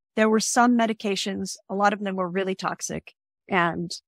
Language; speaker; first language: English; native; English